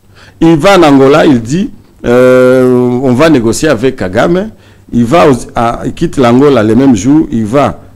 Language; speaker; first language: French; non-native, local second language; Swahili